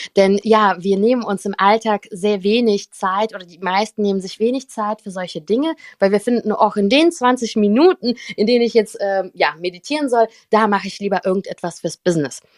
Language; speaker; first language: German; early bilingual, other home language; Russian